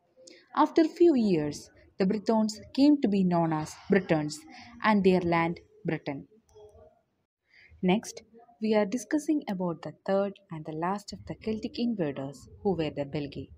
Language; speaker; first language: English; non-native, local second language; Malayalam